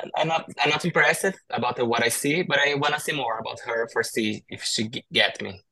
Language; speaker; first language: English; non-native, learner; Portuguese